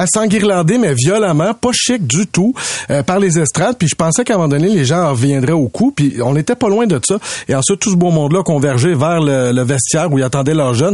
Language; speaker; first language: French; native; French